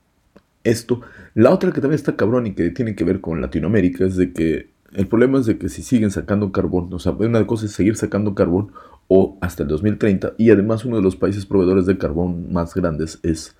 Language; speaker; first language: Spanish; native; Spanish